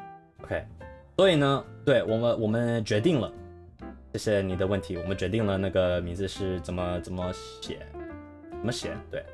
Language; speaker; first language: Chinese; non-native, learner; English